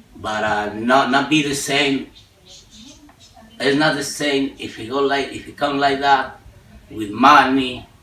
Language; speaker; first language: English; non-native, learner; Spanish